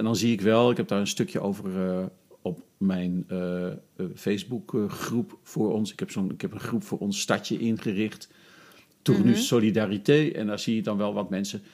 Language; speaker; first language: Dutch; native; Dutch